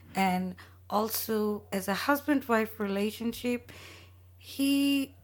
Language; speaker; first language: English; non-native, local second language; Bangla